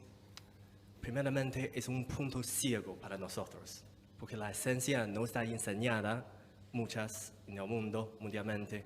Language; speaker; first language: Spanish; non-native, fluent; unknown